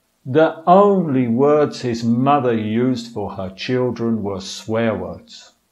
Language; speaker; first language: English; native; English